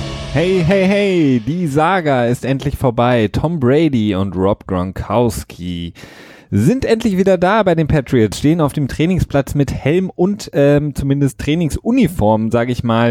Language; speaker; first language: German; native; German